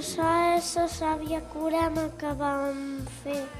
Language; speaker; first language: Catalan; non-native, local second language; Spanish